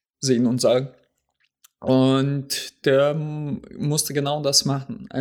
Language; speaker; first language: German; non-native, fluent; Russian